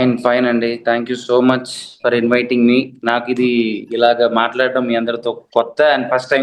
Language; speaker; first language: Telugu; native; Telugu